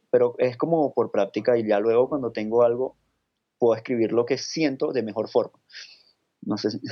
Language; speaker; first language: Spanish; native; Spanish